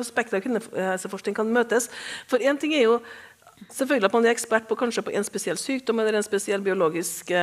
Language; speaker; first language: Norwegian; native; Norwegian